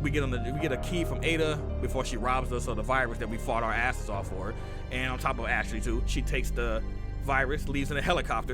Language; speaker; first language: English; native; English